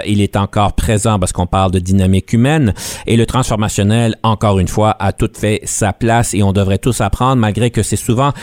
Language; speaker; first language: French; native; French